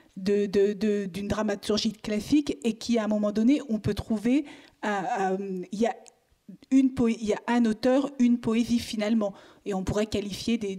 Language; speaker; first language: French; native; French